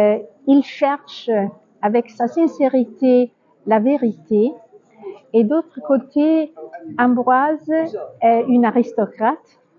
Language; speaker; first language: French; non-native, fluent; Italian